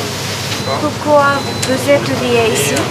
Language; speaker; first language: French; non-native, learner; Japanese